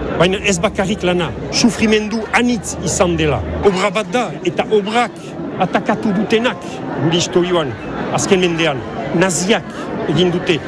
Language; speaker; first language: Basque; native; Basque